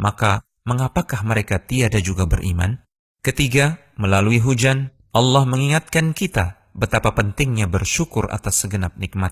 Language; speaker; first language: Indonesian; native; Indonesian